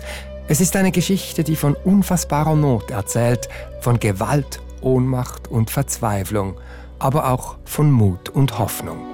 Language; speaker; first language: German; native; German